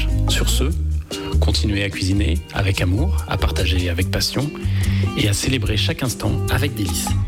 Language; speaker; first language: French; native; French